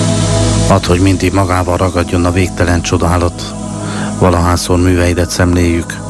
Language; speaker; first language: Hungarian; native; Hungarian